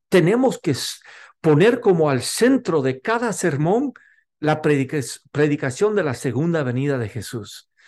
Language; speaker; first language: Spanish; non-native, local second language; English